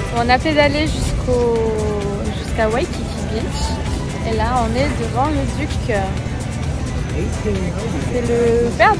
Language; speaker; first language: French; native; French